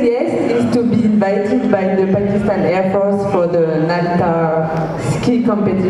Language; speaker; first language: English; non-native, fluent; French